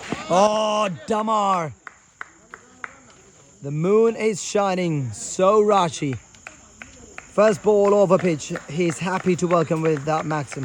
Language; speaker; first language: English; non-native, local second language; Malayalam